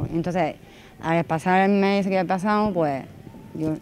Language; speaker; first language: Spanish; native; Spanish